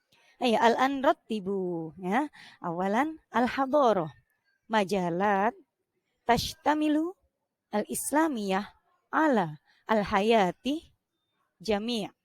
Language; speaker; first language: Arabic; non-native, fluent; Indonesian